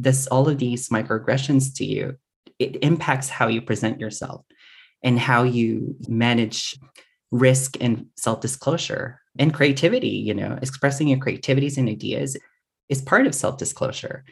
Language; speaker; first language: English; non-native, local second language; Filipino